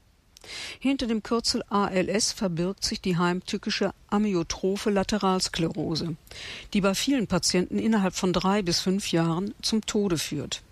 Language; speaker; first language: German; native; German